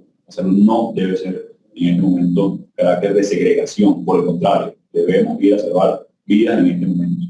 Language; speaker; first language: Spanish; native; Spanish